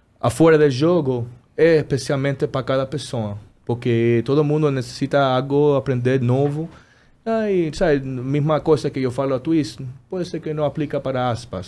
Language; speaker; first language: Portuguese; non-native, learner; Spanish